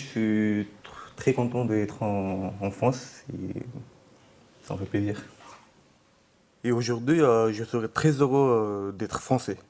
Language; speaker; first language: French; non-native, fluent; Bangla